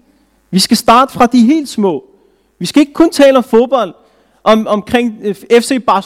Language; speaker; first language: Danish; early bilingual, other home language; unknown